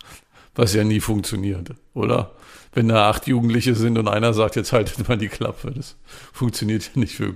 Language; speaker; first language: German; native; German